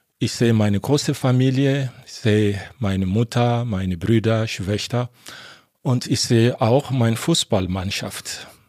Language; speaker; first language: German; non-native, fluent; Lingala